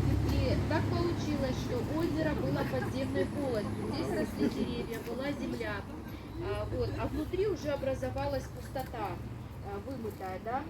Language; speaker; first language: Russian; native; Russian